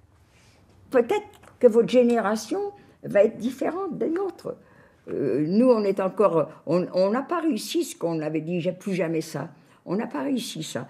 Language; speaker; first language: French; native; French